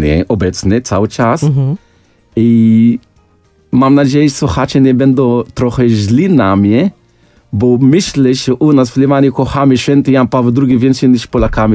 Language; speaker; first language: Polish; non-native, fluent; Arabic